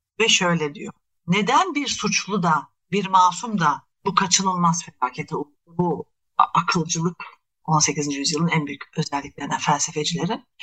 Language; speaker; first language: Turkish; native; Turkish